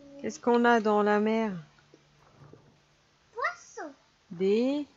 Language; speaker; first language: French; native; French